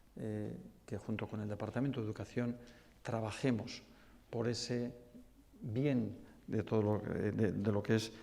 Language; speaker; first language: Spanish; non-native, local second language; Basque